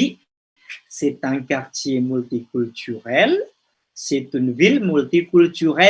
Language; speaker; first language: French; non-native, fluent; Indonesian